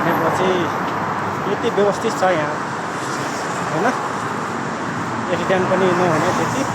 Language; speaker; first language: Nepali; native; Nepali